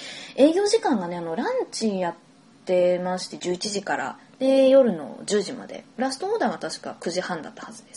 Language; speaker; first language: Japanese; native; Japanese